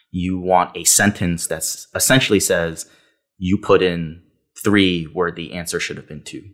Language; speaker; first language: English; native; English